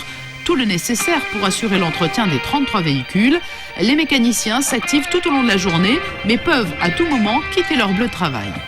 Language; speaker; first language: French; native; French